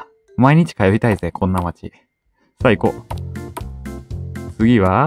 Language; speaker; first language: Japanese; native; Japanese